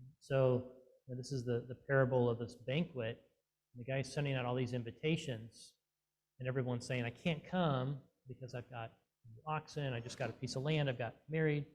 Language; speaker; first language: English; native; English